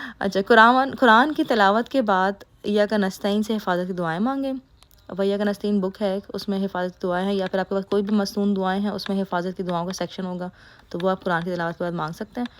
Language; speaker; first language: Urdu; native; Urdu